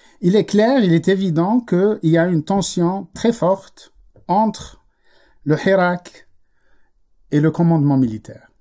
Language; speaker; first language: French; non-native, local second language; Arabic